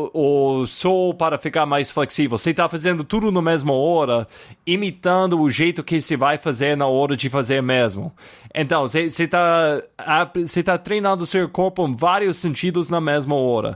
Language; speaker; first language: Portuguese; non-native, fluent; English